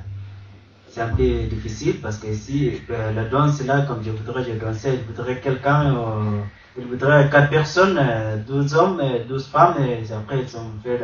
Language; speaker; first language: French; non-native, learner; Arabic